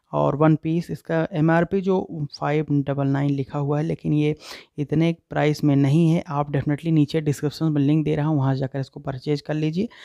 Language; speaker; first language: Hindi; native; Hindi